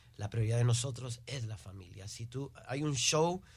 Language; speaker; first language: Spanish; early bilingual, heritage; Spanish